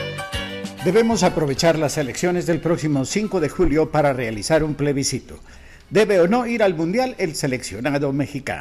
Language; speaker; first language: Spanish; native; Spanish